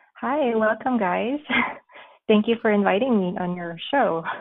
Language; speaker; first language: English; early bilingual, other home language; Filipino